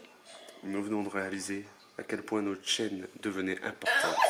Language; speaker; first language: French; native; French